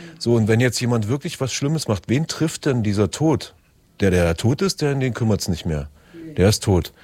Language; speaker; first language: German; native; German